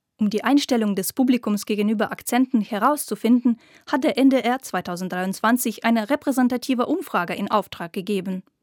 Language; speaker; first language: German; non-native, fluent; Russian